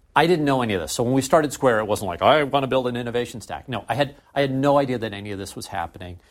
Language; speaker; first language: English; native; English